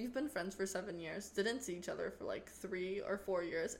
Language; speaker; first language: English; non-native, fluent; Spanish